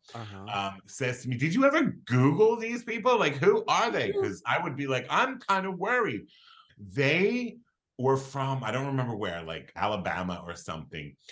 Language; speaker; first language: English; native; English